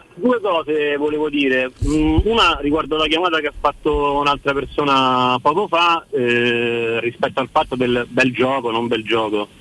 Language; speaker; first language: Italian; native; Italian